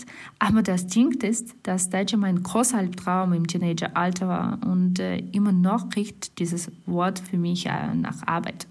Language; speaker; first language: German; non-native, fluent; Russian